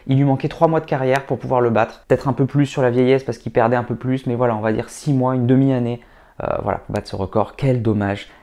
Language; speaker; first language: French; native; French